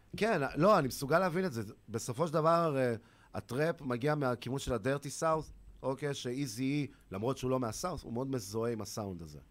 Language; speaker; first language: Hebrew; native; Hebrew